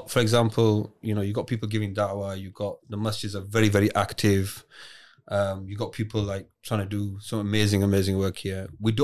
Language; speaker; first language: English; native; English